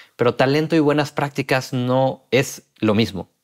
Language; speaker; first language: Spanish; native; Spanish